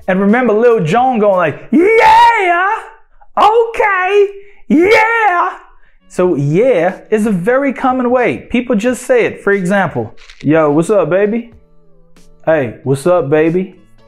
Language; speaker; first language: English; non-native, fluent; Portuguese